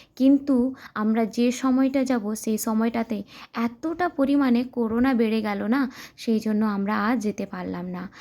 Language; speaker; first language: Bangla; non-native, local second language; Santali